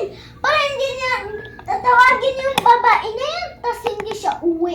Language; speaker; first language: Filipino; non-native, learner; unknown